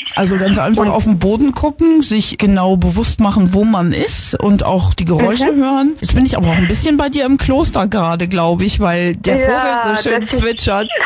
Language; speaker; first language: German; native; German